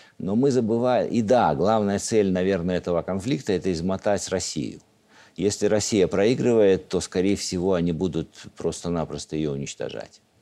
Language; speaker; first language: Russian; native; Russian